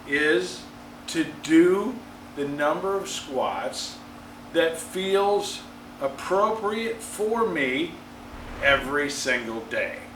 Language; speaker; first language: English; native; English